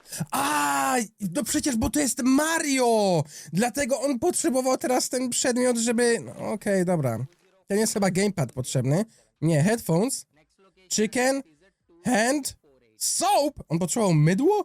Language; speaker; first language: Polish; native; Polish